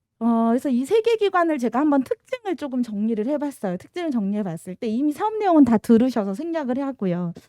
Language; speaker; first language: Korean; native; Korean